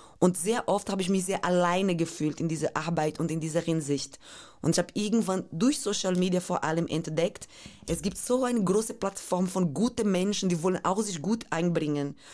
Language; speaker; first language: German; non-native, fluent; Portuguese